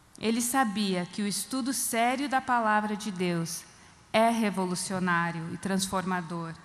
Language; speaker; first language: Portuguese; non-native, fluent; English